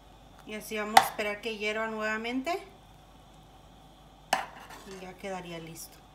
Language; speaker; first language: Spanish; native; Spanish